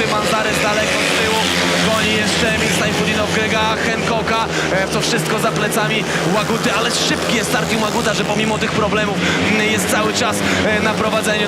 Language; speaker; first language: Polish; native; Polish